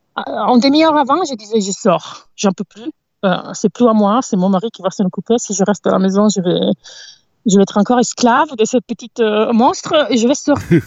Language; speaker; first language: French; non-native, fluent; Italian